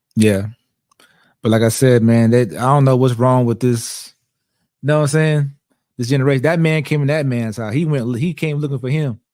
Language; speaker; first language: English; native; English